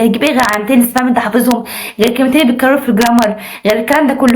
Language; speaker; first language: Arabic; native; Arabic